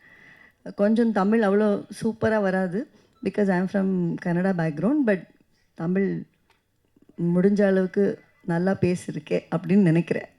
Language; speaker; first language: Tamil; non-native, local second language; Kannada